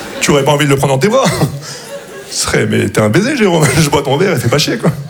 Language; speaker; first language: French; early bilingual, other home language; Arabic